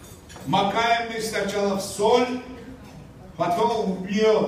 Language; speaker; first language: Russian; non-native, local second language; Tajik